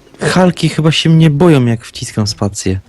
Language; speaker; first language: Polish; native; Polish